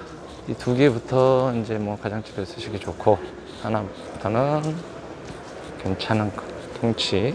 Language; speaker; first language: Korean; native; Korean